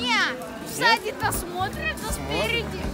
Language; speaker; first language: Russian; native; Russian